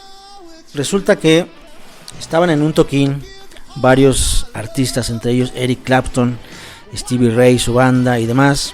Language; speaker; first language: Spanish; native; Spanish